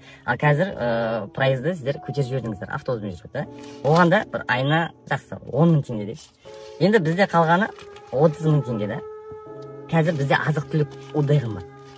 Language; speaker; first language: Kazakh; native; Kazakh